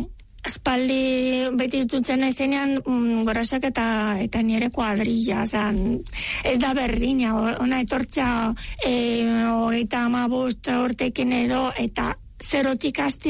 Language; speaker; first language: Basque; non-native, fluent; Bulgarian